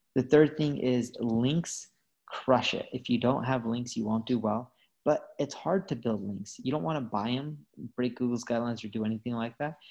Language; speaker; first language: English; native; English